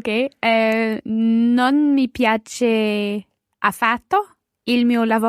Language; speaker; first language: Italian; non-native, learner; English